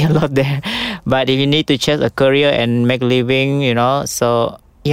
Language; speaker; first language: English; non-native, local second language; Malay